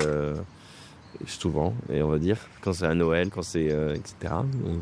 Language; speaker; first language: French; native; French